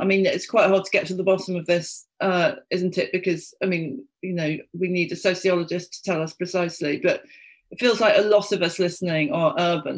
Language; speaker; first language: English; native; English